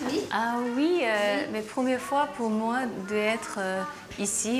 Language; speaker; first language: French; non-native, learner; Japanese